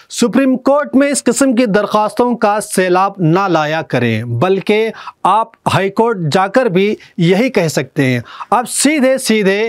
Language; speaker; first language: Urdu; native; Urdu